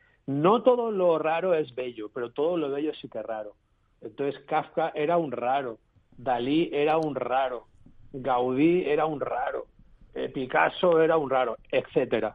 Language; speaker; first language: Spanish; native; Spanish